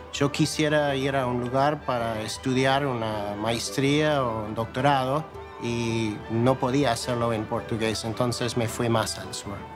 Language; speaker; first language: Spanish; non-native, fluent; English